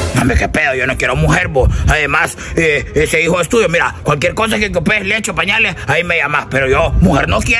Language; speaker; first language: Spanish; native; Spanish